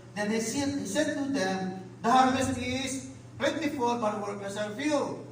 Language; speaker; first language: English; non-native, local second language; Filipino